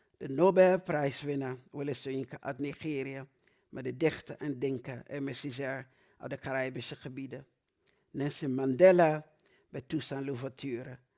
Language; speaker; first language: Dutch; non-native, fluent; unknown